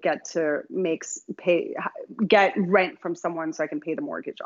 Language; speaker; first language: English; native; English